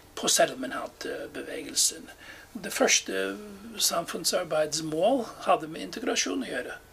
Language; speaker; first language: Norwegian; non-native, fluent; English